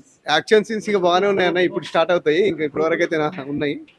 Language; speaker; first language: Telugu; native; Telugu